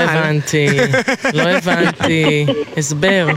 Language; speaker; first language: Hebrew; native; Hebrew